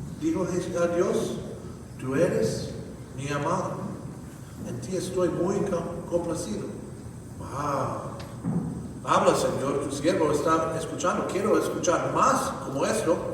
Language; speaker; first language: Spanish; non-native, fluent; English